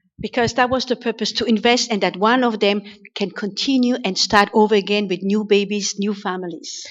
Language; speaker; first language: English; non-native, fluent; German